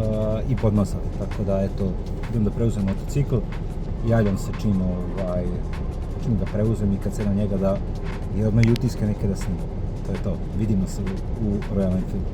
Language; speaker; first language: Serbian; native; Serbian